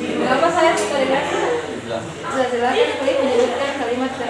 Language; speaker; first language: Indonesian; native; Indonesian